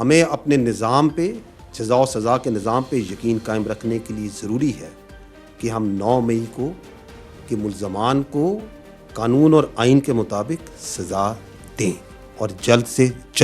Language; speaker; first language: Urdu; native; Urdu